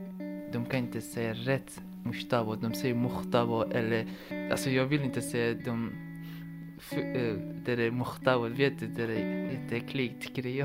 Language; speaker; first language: Swedish; non-native, learner; Persian